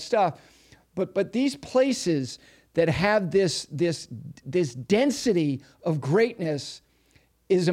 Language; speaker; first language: English; native; English